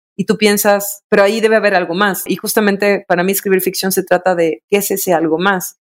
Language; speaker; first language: Spanish; native; Spanish